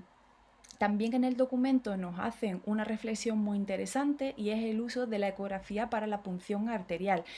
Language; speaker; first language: Spanish; native; Spanish